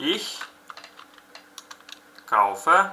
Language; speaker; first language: German; non-native, fluent; Uzbek